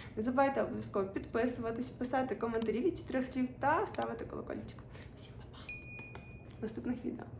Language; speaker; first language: Ukrainian; non-native, local second language; Russian